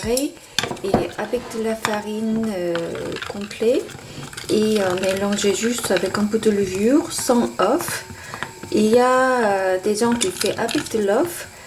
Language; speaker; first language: French; non-native, fluent; Korean